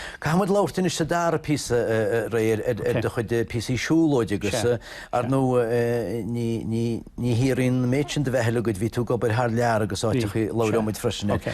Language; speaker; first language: Irish; native; Irish